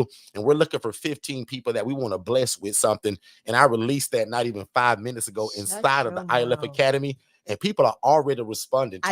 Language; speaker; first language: English; native; English